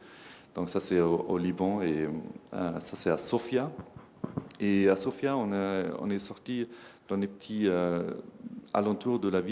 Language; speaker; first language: French; non-native, fluent; German